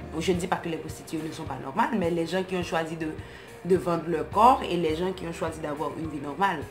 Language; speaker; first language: French; non-native, local second language; Haitian Creole